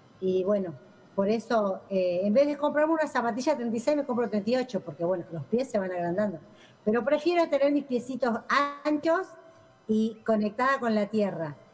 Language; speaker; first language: Spanish; native; Spanish